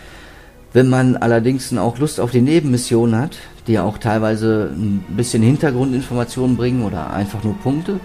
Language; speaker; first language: German; native; German